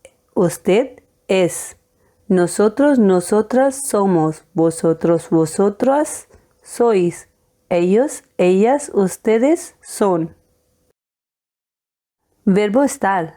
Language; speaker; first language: Spanish; non-native, fluent; Hindi